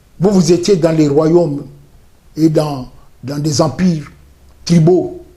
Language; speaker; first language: French; non-native, local second language; Luba-Lulua